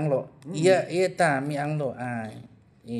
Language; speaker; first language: Indonesian; native; Indonesian